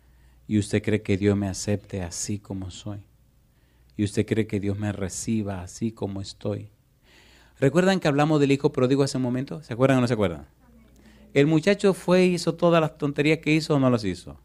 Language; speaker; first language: Spanish; native; Spanish